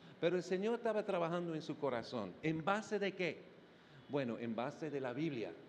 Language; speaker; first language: Spanish; non-native, fluent; English